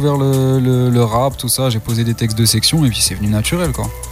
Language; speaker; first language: French; native; French